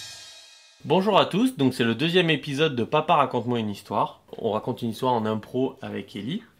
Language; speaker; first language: French; native; French